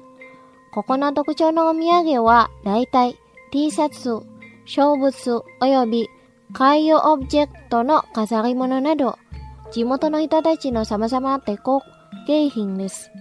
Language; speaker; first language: Japanese; non-native, fluent; Indonesian